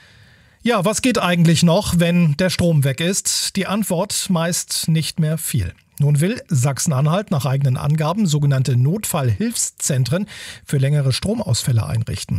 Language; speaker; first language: German; native; German